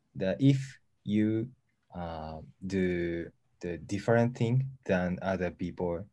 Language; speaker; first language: English; non-native, learner; Japanese